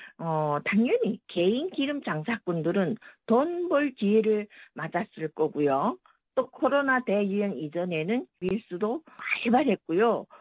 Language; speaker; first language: Korean; native; Korean